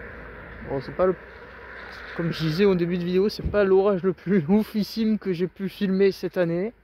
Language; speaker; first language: French; native; French